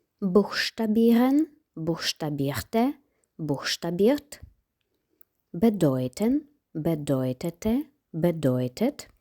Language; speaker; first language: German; non-native, fluent; Ukrainian